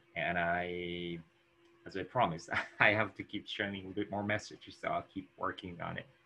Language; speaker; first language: English; non-native, fluent; Japanese